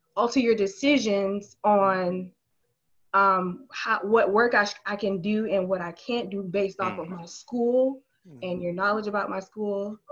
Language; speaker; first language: English; native; English